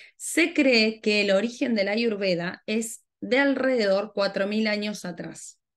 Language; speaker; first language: Spanish; native; Spanish